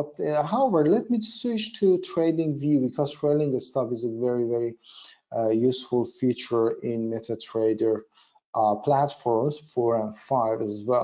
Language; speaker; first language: English; non-native, fluent; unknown